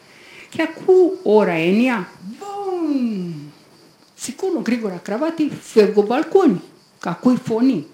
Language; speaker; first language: Greek; non-native, learner; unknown